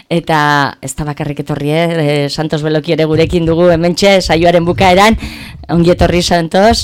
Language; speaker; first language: Basque; native; Basque